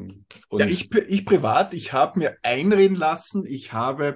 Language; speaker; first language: German; native; German